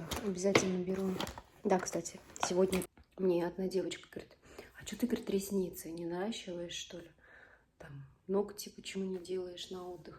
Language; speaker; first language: Russian; native; Russian